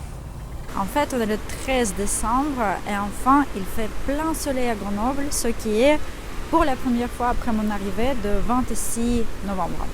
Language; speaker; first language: French; non-native, fluent; Russian